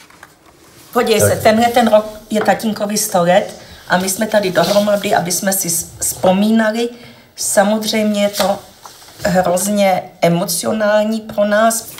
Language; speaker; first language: Czech; early bilingual, other home language; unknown